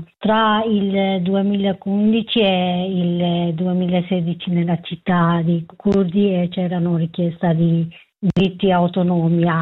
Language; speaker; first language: Italian; non-native, learner; Kurdish